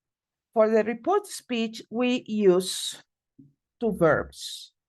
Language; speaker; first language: English; non-native, fluent; Spanish